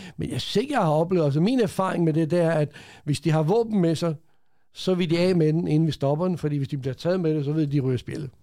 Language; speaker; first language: Danish; early bilingual, other home language; Croatian